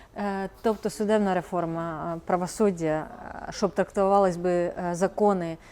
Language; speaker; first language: Ukrainian; non-native, fluent; Estonian